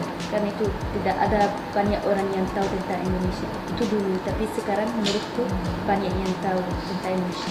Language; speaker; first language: Indonesian; non-native, learner; Arabic